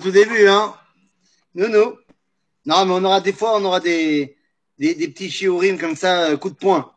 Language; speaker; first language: French; native; French